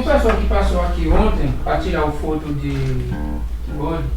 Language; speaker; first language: Portuguese; non-native, learner; Haitian Creole